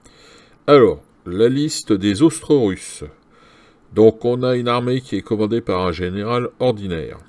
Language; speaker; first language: French; native; French